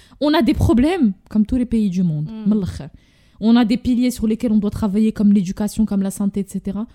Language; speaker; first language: French; non-native, local second language; Arabic